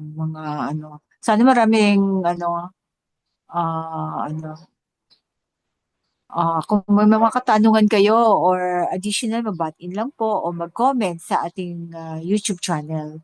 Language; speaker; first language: Filipino; native; Filipino